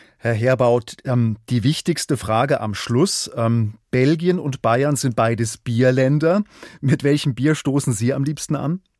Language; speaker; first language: German; native; German